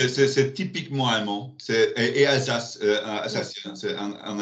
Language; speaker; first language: French; non-native, learner; German